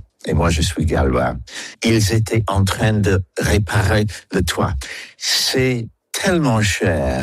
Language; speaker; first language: French; non-native, fluent; English